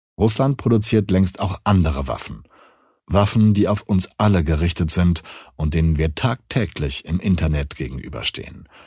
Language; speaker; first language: German; native; German